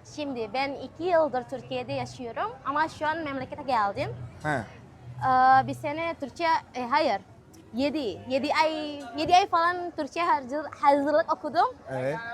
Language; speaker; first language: Turkish; non-native, fluent; Indonesian